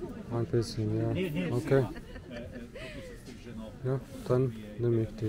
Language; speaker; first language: German; non-native, learner; Arabic